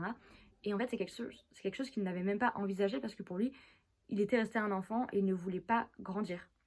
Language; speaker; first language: French; native; French